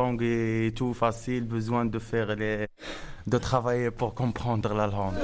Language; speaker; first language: French; non-native, learner; Arabic